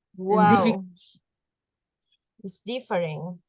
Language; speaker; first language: English; non-native, learner; Spanish